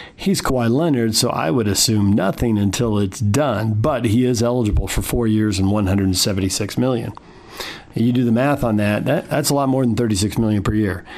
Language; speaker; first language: English; native; English